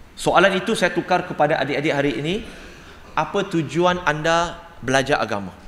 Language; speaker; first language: Malay; non-native, local second language; Cantonese